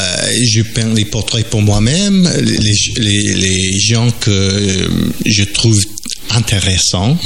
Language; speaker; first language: French; non-native, fluent; English